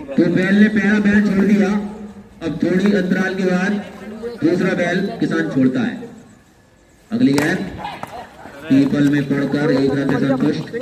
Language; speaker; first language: Hindi; native; Hindi